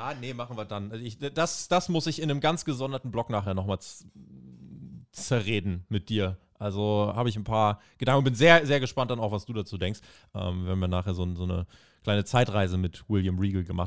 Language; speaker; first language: German; native; German